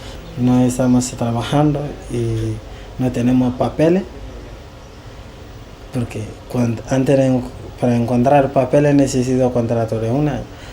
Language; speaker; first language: Spanish; non-native, learner; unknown